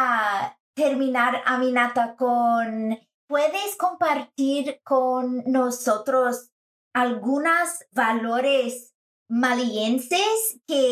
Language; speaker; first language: Spanish; non-native, fluent; English